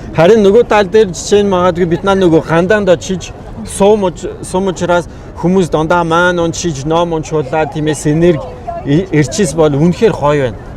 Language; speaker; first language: Mongolian; non-native, fluent; French